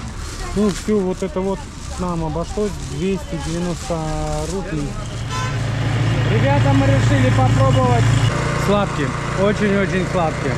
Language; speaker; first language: Russian; native; Russian